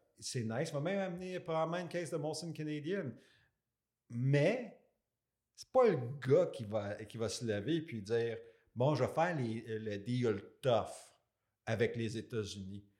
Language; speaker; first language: French; native; French